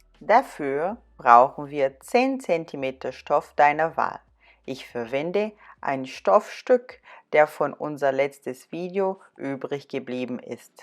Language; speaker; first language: German; non-native, fluent; Portuguese